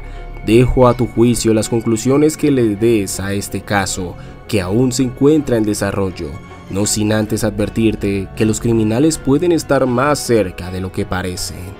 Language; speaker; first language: Spanish; native; Spanish